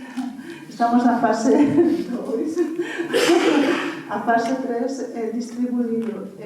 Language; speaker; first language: Portuguese; non-native, fluent; Spanish